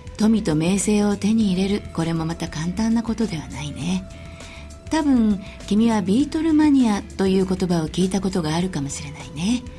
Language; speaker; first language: Japanese; native; Japanese